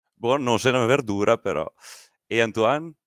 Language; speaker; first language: French; non-native, learner; Italian